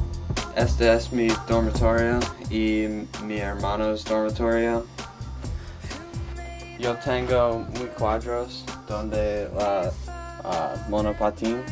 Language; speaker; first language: Spanish; non-native, learner; English